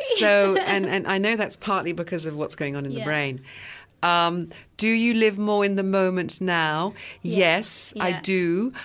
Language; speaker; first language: English; early bilingual, other home language; French